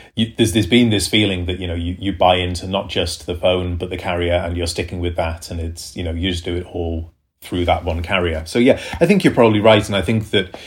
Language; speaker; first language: English; native; English